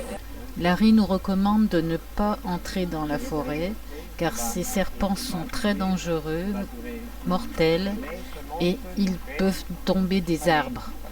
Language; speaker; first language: French; native; French